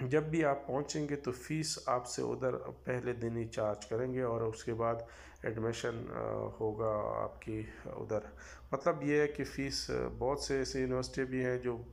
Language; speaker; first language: Urdu; non-native, local second language; Pashto